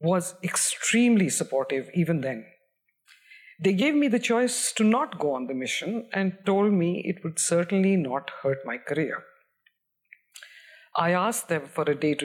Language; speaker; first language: English; non-native, local second language; Hindi